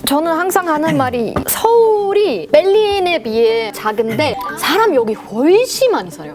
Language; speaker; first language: Korean; non-native, fluent; German